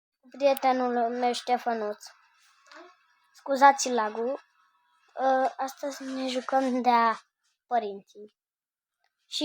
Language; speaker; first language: Romanian; native; Romanian